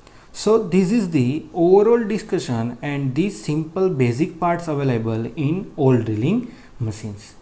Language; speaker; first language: English; non-native, local second language; Gujarati